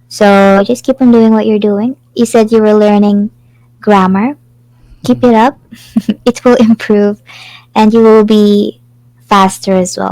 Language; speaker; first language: English; non-native, fluent; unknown